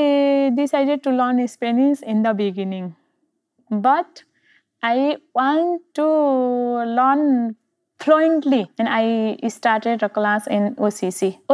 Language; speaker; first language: English; non-native, learner; Nepali